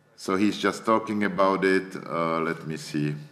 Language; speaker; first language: English; non-native, fluent; Czech